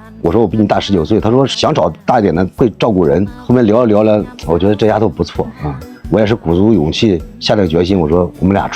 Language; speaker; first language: Chinese; native; Chinese